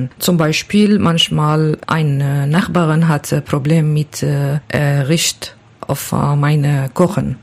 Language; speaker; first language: German; non-native, learner; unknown